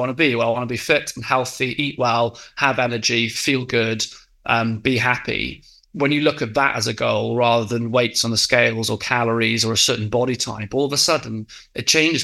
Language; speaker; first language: English; native; English